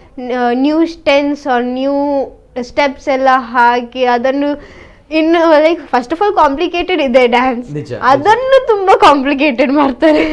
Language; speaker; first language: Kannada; non-native, local second language; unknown